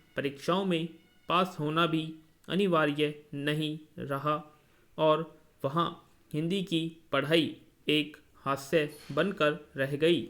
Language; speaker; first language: Hindi; native; Hindi